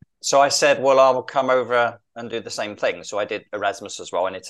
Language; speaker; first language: English; native; English